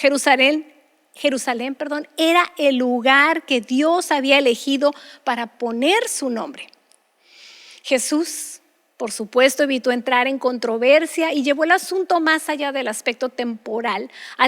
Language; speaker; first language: Spanish; native; Spanish